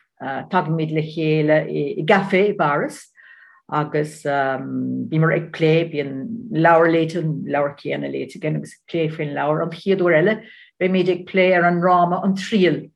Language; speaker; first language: Irish; non-native, learner; Dutch